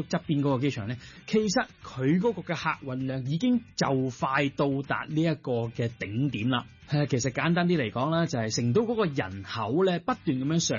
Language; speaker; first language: Cantonese; native; Cantonese